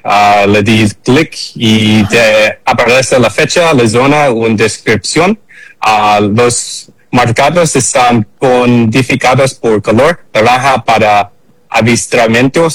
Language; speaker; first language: Spanish; early bilingual, heritage; English